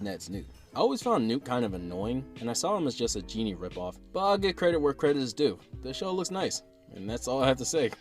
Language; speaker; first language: English; native; English